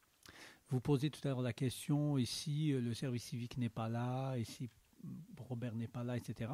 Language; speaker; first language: French; native; French